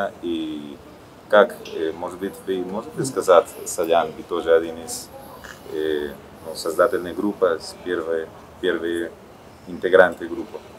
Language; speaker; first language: Russian; non-native, learner; Spanish